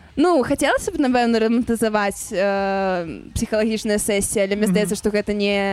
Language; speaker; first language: Belarusian; non-native, local second language; Russian